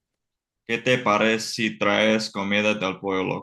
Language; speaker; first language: Spanish; non-native, learner; English